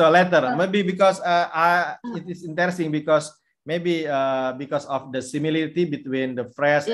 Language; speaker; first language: English; non-native, fluent; Indonesian